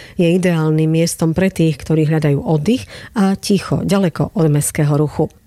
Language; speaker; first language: Slovak; native; Slovak